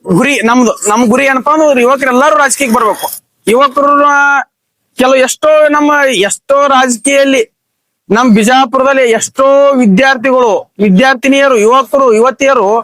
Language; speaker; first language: Kannada; native; Kannada